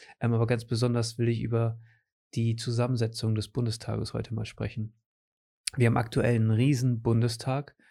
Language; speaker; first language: German; early bilingual, other home language; Portuguese